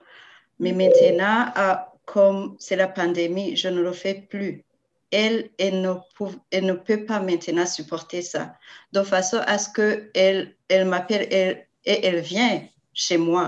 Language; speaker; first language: French; non-native, local second language; Rundi